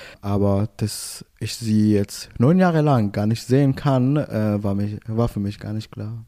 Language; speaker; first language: German; non-native, fluent; Arabic